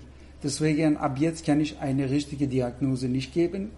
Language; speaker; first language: German; non-native, fluent; Persian